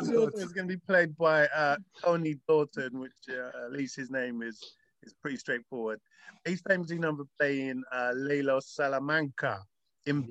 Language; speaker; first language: English; native; English